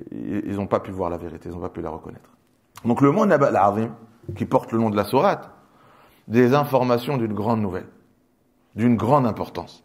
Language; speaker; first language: French; native; French